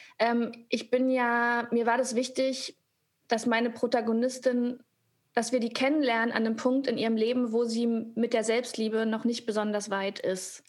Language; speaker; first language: German; native; German